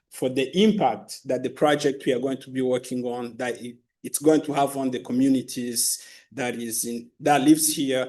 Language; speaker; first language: English; non-native, local second language; Kinyarwanda